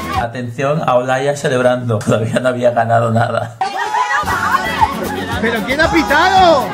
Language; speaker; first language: Spanish; native; Spanish